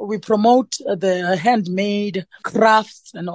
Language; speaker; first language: English; non-native, local second language; Xhosa